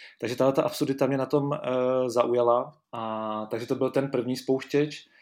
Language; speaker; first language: Czech; native; Czech